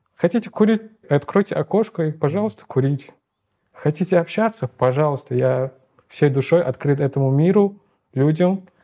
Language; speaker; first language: Russian; non-native, local second language; Uzbek